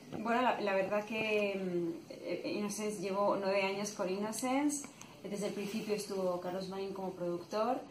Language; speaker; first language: Spanish; native; Spanish